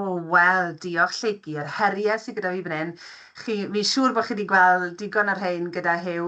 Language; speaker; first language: Welsh; native; Welsh